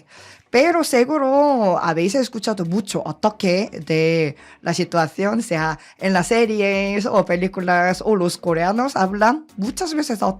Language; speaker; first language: Spanish; non-native, learner; Korean